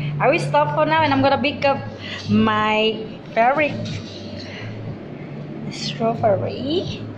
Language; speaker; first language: English; non-native, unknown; Vietnamese